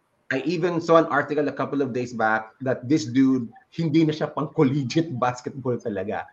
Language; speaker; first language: English; non-native, local second language; Filipino